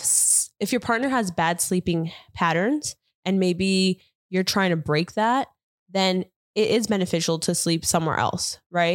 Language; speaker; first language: English; early bilingual, other home language; Spanish